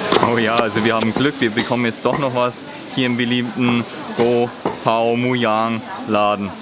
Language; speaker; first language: German; native; German